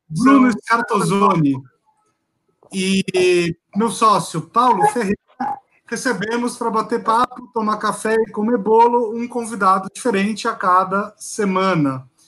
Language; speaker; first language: Portuguese; native; Portuguese